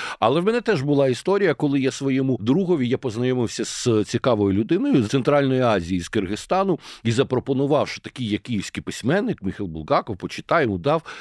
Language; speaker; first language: Ukrainian; native; Ukrainian